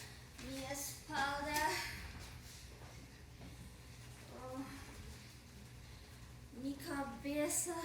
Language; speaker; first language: Spanish; non-native, learner; English